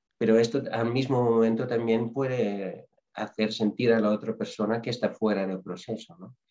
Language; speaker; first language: Spanish; non-native, fluent; Dutch